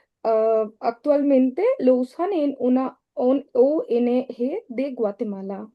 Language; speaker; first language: Spanish; non-native, learner; Bangla